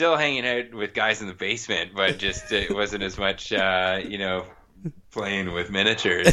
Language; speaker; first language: English; native; English